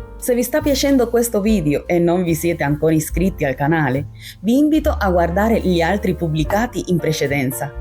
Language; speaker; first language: Italian; non-native, fluent; Spanish